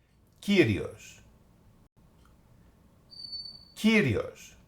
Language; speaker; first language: Greek; non-native, fluent; English